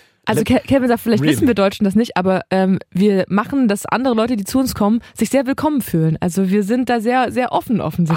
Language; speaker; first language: German; native; German